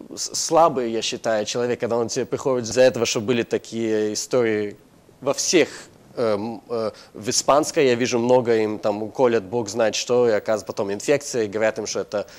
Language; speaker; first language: Russian; non-native, fluent; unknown